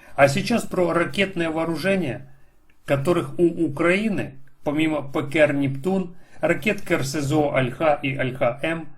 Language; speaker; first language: Russian; non-native, local second language; Ukrainian